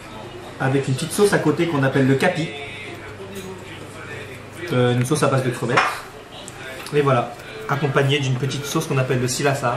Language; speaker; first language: French; early bilingual, other home language; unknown